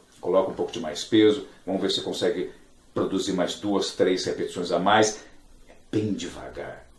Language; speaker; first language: Portuguese; native; Portuguese